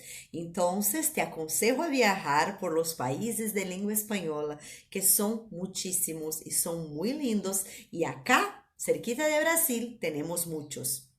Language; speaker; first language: Spanish; non-native, fluent; Portuguese